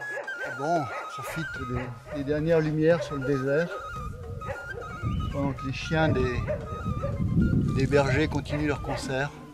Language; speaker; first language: French; native; French